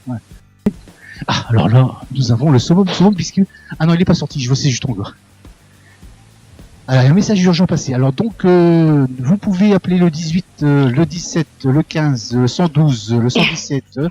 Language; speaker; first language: French; native; French